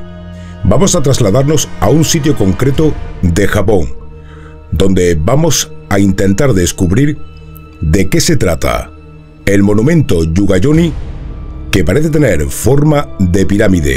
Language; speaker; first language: Spanish; native; Spanish